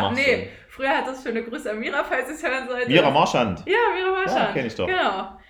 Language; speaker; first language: German; native; German